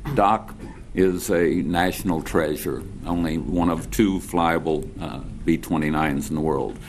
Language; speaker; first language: English; native; English